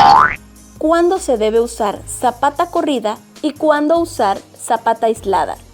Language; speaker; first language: Spanish; native; Spanish